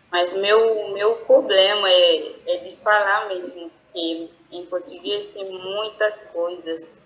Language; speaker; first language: Portuguese; non-native, fluent; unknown